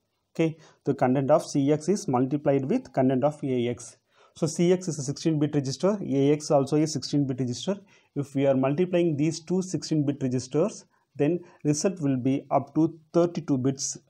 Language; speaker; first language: English; non-native, local second language; Tamil